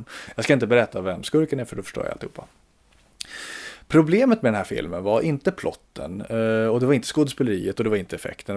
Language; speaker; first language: Swedish; native; Swedish